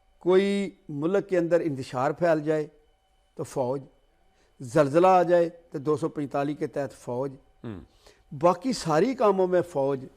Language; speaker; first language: Urdu; non-native, local second language; Punjabi